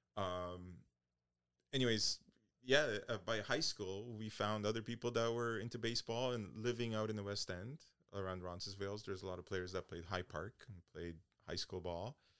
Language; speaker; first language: English; early bilingual, other home language; Polish